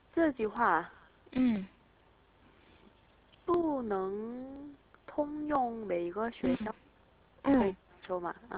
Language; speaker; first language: Chinese; non-native, learner; Korean